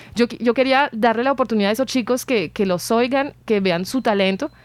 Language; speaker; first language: Spanish; non-native, fluent; French